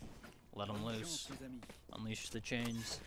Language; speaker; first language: English; native; English